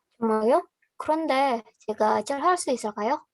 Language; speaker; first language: Korean; non-native, learner; Indonesian